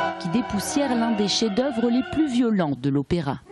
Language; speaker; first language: French; native; French